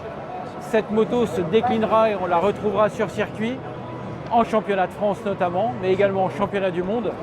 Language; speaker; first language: French; native; French